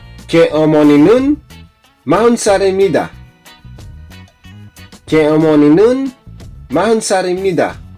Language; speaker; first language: Korean; non-native, learner; Filipino